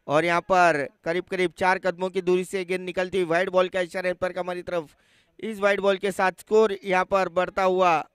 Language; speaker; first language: Hindi; non-native, local second language; Marathi